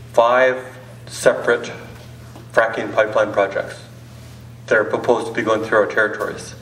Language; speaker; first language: English; native; English